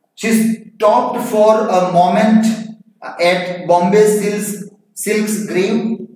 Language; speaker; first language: English; non-native, local second language; Gujarati